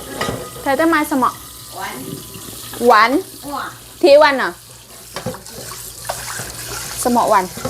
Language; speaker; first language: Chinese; non-native, learner; Indonesian